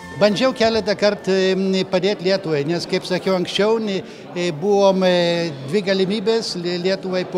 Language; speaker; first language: Lithuanian; early bilingual, heritage; Lithuanian